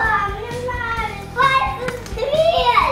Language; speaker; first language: Russian; early bilingual, heritage; Russian